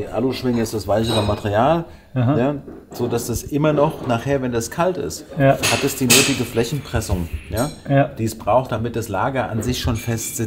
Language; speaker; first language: German; native; German